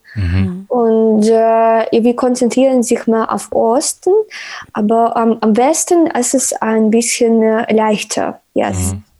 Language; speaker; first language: German; non-native, fluent; Ukrainian